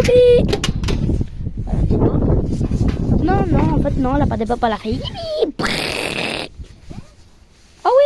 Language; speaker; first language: French; native; French